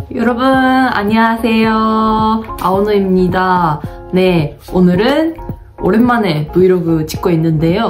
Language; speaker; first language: Korean; non-native, fluent; Japanese